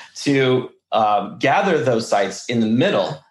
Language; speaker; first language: English; early bilingual, other home language; Russian